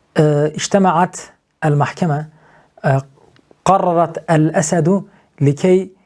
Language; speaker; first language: Arabic; non-native, fluent; Turkish